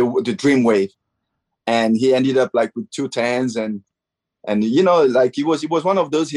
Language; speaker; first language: English; non-native, fluent; French